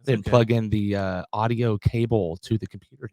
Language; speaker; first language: English; native; English